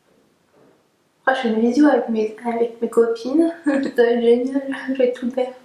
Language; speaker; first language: French; native; French